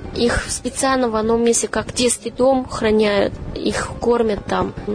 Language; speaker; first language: Russian; non-native, learner; Chinese